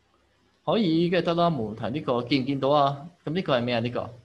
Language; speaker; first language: Cantonese; native; Cantonese